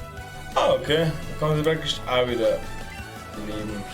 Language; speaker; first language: German; native; German